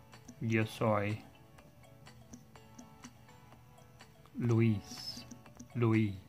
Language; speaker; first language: Spanish; non-native, learner; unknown